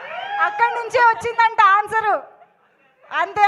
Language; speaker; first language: Telugu; native; Telugu